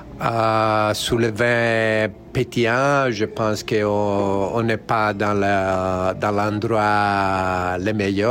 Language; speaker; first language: French; non-native, learner; Italian